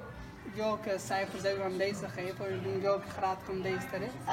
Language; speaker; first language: Dutch; non-native, fluent; Pashto